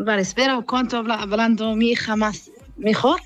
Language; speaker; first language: Spanish; non-native, learner; Arabic